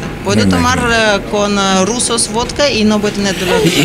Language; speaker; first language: Spanish; non-native, learner; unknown